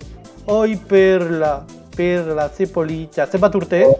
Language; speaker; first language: Basque; non-native, local second language; Spanish